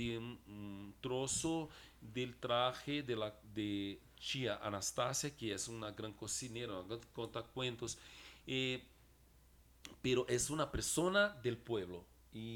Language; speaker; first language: Spanish; non-native, fluent; Portuguese